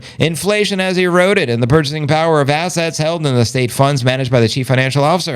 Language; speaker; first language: English; native; English